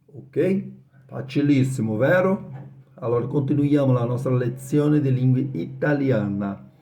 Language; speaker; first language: Italian; non-native, fluent; Portuguese